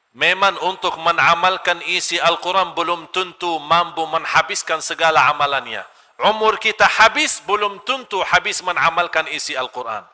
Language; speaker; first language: Malay; non-native, fluent; Arabic